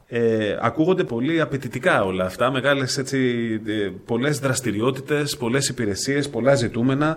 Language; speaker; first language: Greek; native; Greek